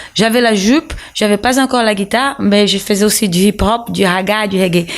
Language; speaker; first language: French; non-native, fluent; Portuguese